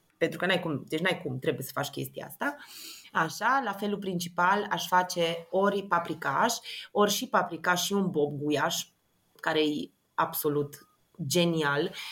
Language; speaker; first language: Romanian; native; Romanian